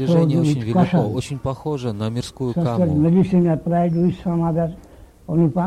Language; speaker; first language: Russian; native; Russian